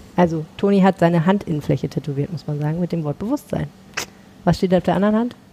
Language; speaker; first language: German; native; German